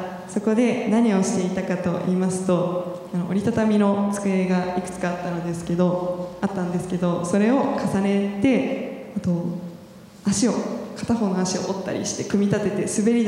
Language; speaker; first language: Japanese; native; Japanese